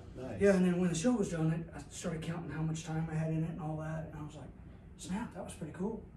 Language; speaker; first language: English; native; English